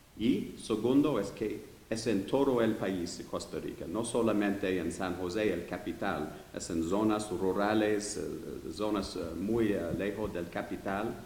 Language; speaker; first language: Spanish; non-native, learner; English